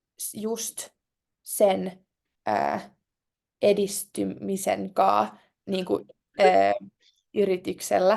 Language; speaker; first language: Finnish; non-native, local second language; Swedish